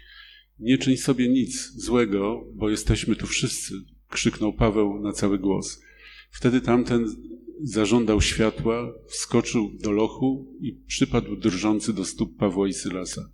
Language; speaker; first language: Polish; native; Polish